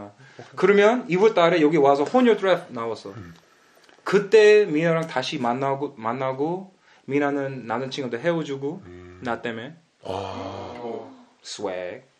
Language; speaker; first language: Korean; early bilingual, heritage; English